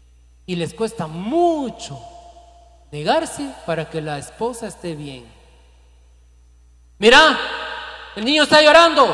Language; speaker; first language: Spanish; native; Spanish